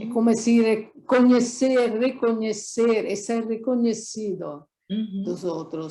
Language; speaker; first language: Portuguese; non-native, fluent; Italian